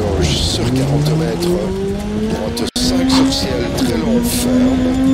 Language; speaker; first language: French; native; French